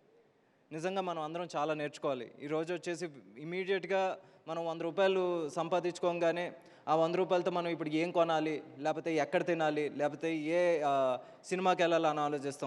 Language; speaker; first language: Telugu; native; Telugu